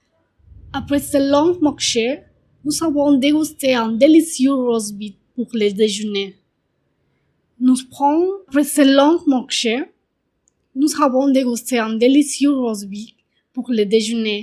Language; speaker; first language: French; non-native, learner; Spanish